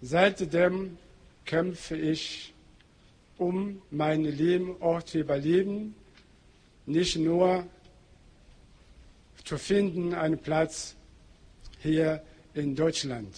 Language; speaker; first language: German; non-native, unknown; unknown